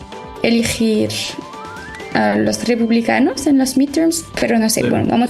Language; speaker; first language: Spanish; non-native, fluent; French